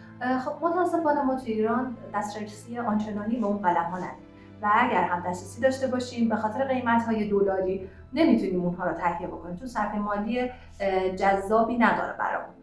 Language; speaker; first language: Persian; native; Persian